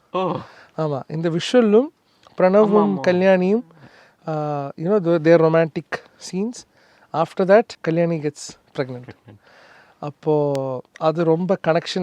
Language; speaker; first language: Tamil; non-native, learner; Malayalam